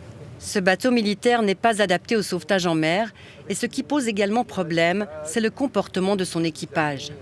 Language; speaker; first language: French; native; French